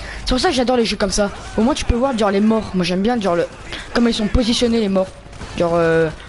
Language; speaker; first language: French; native; French